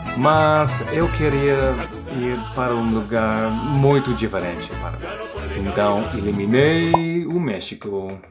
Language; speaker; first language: Portuguese; non-native, learner; English